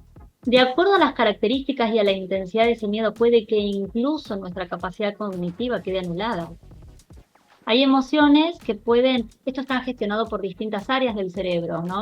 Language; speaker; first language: Spanish; native; Spanish